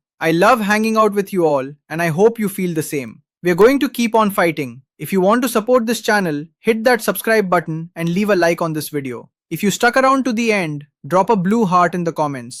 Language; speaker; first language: English; native; English